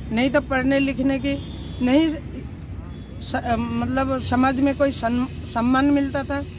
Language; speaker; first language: Hindi; native; Hindi